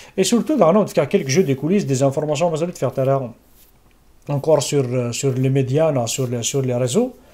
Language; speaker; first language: French; non-native, local second language; Kabyle